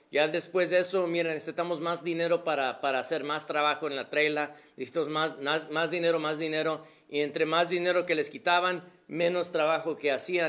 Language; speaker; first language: Spanish; early bilingual, other home language; English